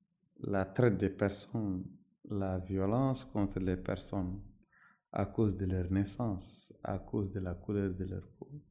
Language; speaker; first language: French; non-native, local second language; Arabic